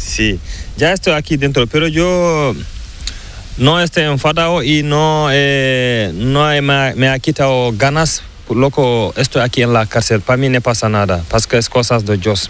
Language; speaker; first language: Spanish; non-native, learner; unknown